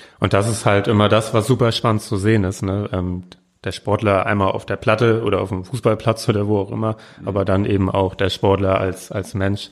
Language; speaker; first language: German; native; German